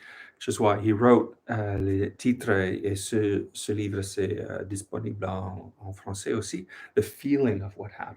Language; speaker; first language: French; non-native, learner; English